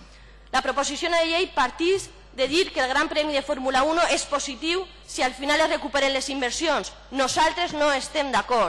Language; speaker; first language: Catalan; native; Catalan